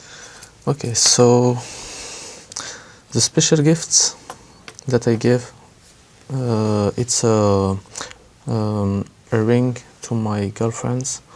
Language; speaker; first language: English; non-native, learner; French